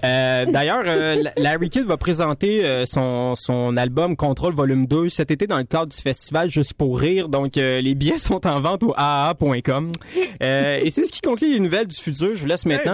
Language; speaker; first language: French; native; French